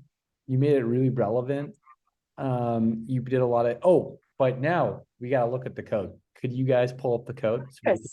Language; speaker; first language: English; native; English